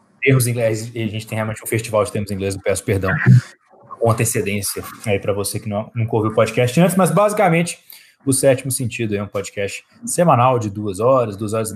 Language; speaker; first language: Portuguese; native; Portuguese